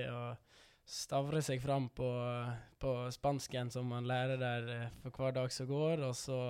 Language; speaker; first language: Norwegian; early bilingual, other home language; Dutch